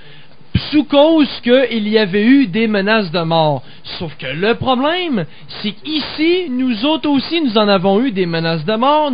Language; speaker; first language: French; native; French